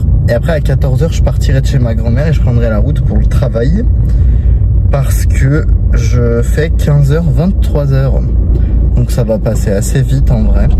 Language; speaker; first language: French; native; French